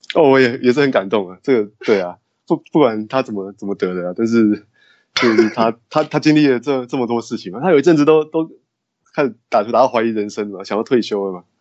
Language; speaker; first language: Chinese; native; Chinese